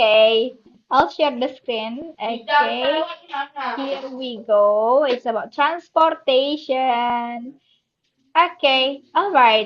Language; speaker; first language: English; non-native, learner; Indonesian